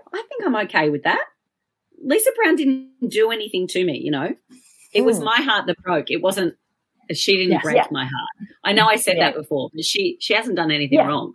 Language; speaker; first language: English; native; English